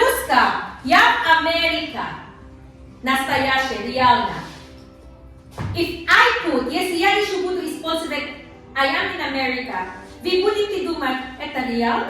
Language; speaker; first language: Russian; non-native, learner; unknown